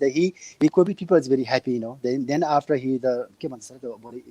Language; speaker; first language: English; non-native, learner; Nepali